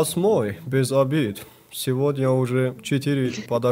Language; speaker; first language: Russian; non-native, learner; Tajik